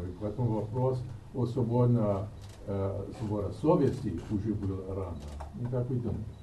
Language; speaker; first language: Russian; non-native, learner; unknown